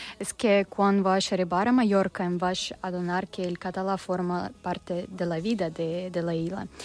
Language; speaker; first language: Catalan; non-native, learner; Russian